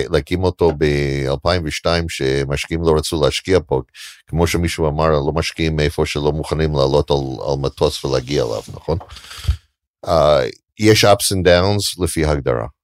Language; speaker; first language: Hebrew; non-native, fluent; English